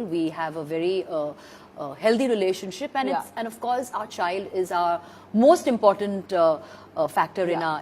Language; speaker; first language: English; non-native, local second language; Hindi